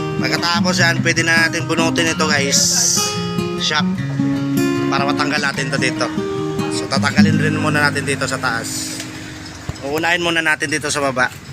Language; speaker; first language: Filipino; non-native, local second language; Cebuano